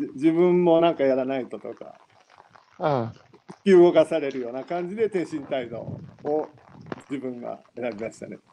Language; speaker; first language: Japanese; native; Japanese